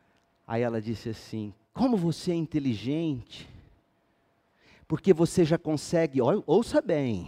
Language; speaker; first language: Portuguese; native; Portuguese